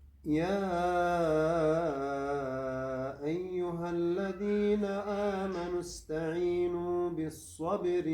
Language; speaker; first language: Arabic; native; Arabic